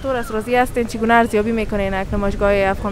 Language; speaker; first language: Persian; native; Persian